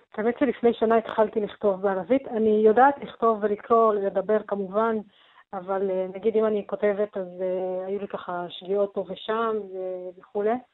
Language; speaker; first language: Hebrew; non-native, local second language; Arabic